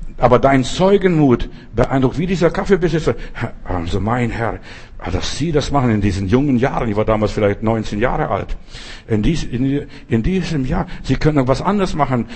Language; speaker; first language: German; non-native, fluent; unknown